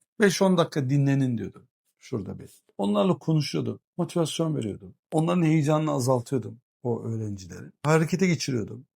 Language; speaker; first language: Turkish; early bilingual, heritage; Turkish